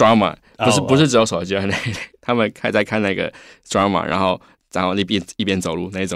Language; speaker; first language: Chinese; native; Chinese